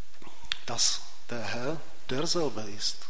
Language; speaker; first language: German; non-native, fluent; Czech